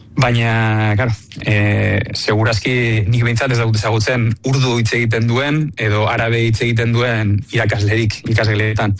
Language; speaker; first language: Basque; native; Basque